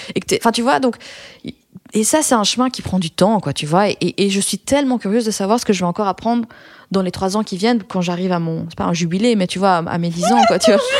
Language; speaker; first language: French; early bilingual, other home language; Persian